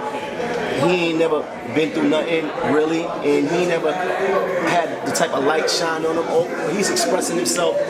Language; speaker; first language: English; native; English